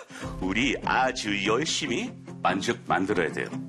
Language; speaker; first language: Korean; non-native, learner; English